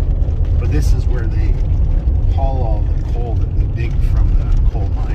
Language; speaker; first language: English; native; English